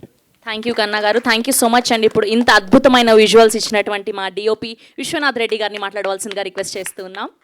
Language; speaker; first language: Telugu; native; Telugu